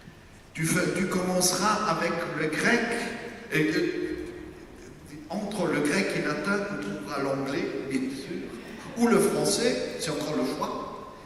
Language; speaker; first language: French; non-native, fluent; German